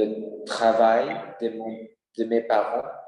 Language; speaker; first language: French; non-native, learner; Spanish